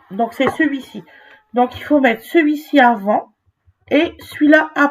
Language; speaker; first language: French; native; French